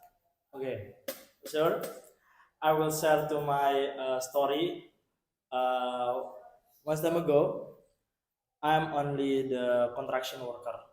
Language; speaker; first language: English; non-native, learner; Indonesian